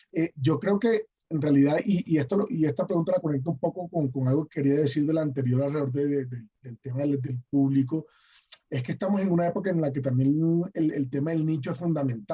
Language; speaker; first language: Spanish; native; Spanish